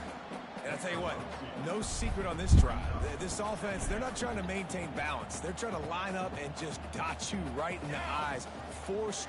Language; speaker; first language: English; native; English